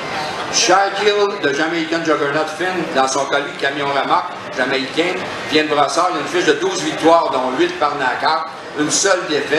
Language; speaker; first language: French; native; French